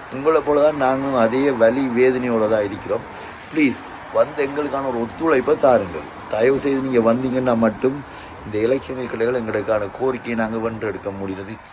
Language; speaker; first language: Tamil; native; Tamil